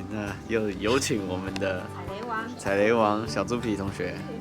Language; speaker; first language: Chinese; native; Chinese